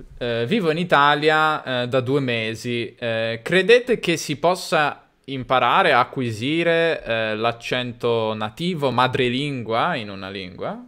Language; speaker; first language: Italian; native; Italian